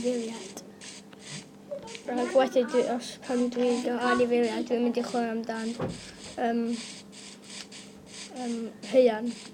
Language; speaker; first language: Welsh; non-native, local second language; English